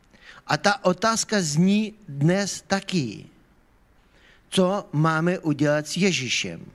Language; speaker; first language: Czech; non-native, fluent; Ukrainian